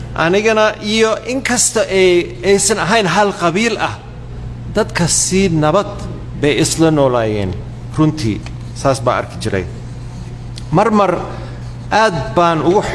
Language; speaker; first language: Somali; non-native, fluent; English